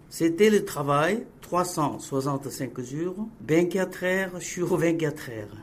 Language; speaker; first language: French; non-native, fluent; Korean